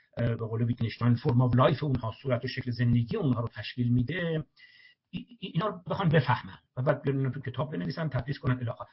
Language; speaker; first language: Persian; native; Persian